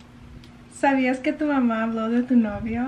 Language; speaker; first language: Spanish; early bilingual, heritage; English